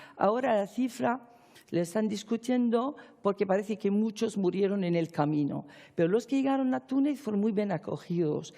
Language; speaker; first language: Spanish; non-native, fluent; Arabic